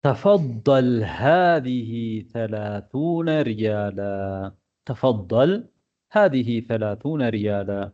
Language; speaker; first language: Arabic; non-native, fluent; Tamil